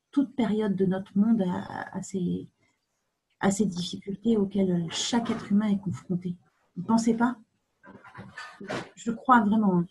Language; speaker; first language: French; native; French